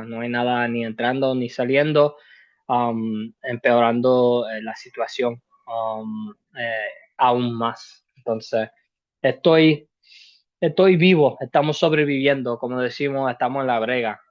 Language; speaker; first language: Spanish; early bilingual, heritage; Spanish